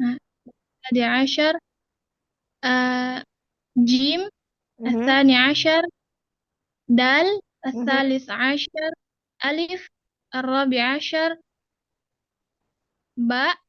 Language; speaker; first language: Arabic; non-native, learner; Indonesian